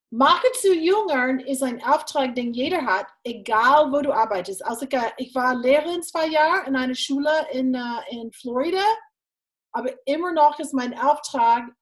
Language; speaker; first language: German; non-native, fluent; English